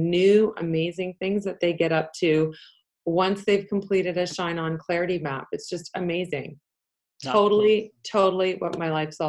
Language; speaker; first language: English; early bilingual, other home language; Polish